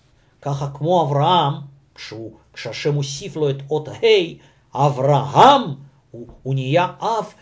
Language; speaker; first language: Hebrew; non-native, fluent; Russian